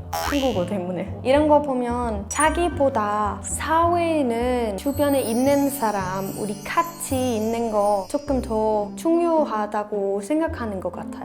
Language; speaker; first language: Korean; non-native, fluent; Danish